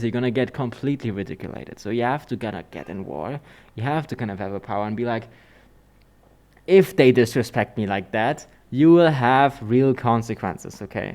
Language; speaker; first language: English; non-native, fluent; German